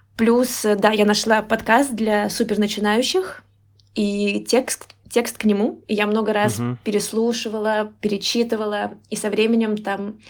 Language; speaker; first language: Russian; native; Russian